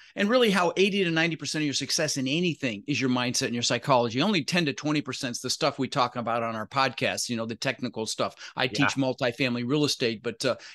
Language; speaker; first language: English; native; English